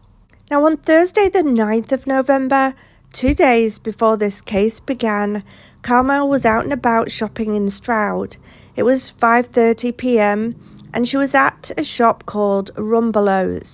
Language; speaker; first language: English; native; English